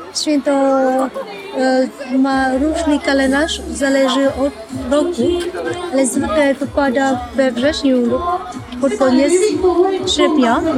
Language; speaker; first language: Polish; non-native, learner; Vietnamese